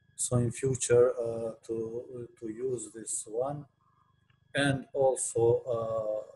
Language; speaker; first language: English; non-native, fluent; Albanian